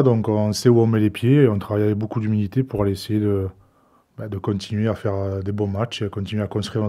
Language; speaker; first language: French; native; French